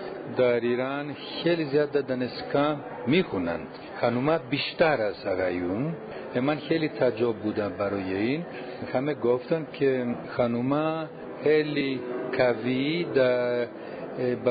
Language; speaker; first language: Persian; non-native, learner; Greek